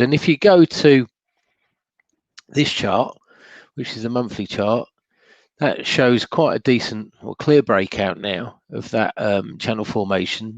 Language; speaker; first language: English; native; English